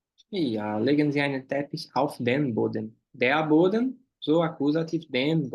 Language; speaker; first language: German; non-native, fluent; Portuguese